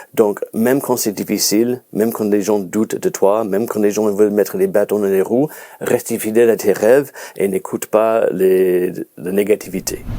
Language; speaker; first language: French; non-native, fluent; English